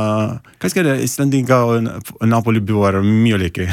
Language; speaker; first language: Icelandic; non-native, learner; Italian